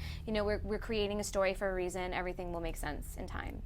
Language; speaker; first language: English; native; English